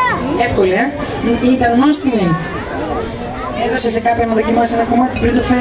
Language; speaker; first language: Greek; native; Greek